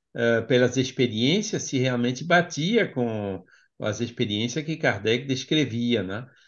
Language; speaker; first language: Portuguese; non-native, fluent; French